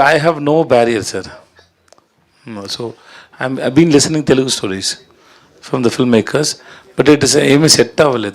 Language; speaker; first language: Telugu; non-native, learner; Tamil